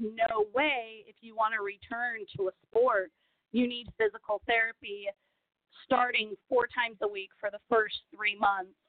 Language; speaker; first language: English; non-native, fluent; Portuguese